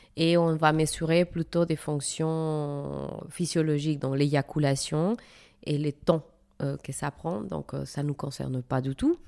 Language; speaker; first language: French; non-native, fluent; Spanish